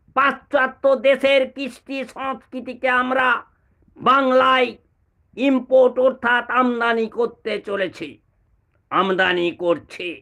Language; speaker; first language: Bangla; native; Bangla